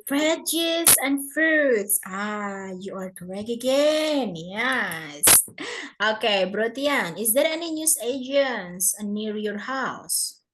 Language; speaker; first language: English; non-native, fluent; Indonesian